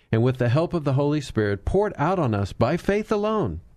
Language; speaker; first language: English; native; English